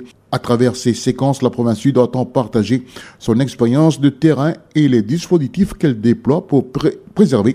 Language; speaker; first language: French; native; French